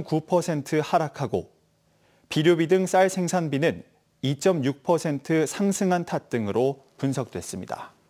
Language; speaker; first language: Korean; native; Korean